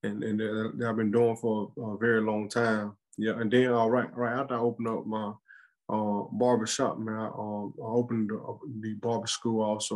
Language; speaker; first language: English; native; English